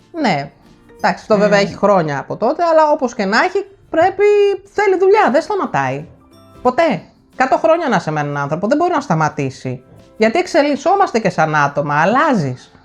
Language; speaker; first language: Greek; early bilingual, heritage; Greek